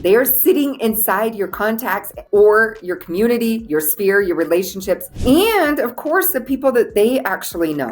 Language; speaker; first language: English; native; English